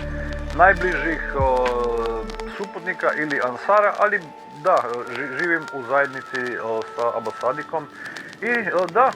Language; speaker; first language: Croatian; native; Croatian